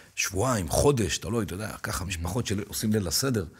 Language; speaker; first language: Hebrew; native; Hebrew